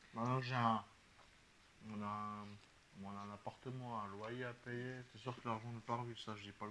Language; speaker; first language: French; native; French